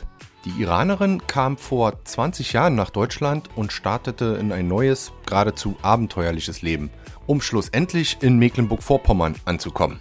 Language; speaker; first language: German; native; German